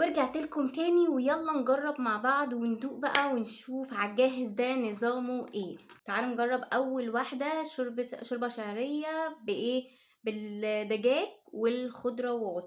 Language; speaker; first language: Arabic; native; Arabic